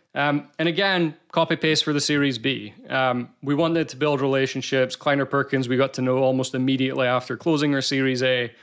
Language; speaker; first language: English; native; English